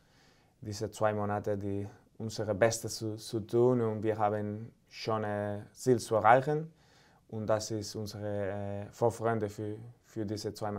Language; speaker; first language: German; non-native, fluent; Spanish